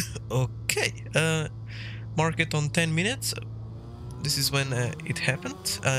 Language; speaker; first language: English; non-native, fluent; Slovenian